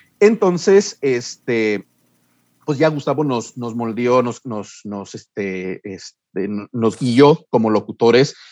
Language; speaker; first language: Spanish; early bilingual, heritage; Spanish